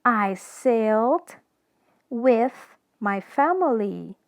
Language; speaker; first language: English; non-native, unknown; Portuguese